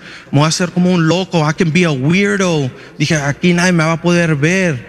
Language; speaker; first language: Spanish; early bilingual, heritage; Spanish